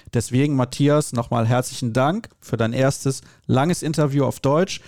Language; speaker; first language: German; native; German